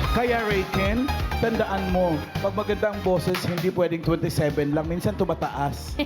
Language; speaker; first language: Filipino; native; Filipino